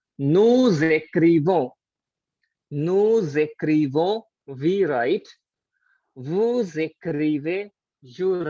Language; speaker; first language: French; non-native, learner; Hindi